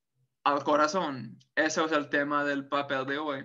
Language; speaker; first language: Spanish; non-native, fluent; English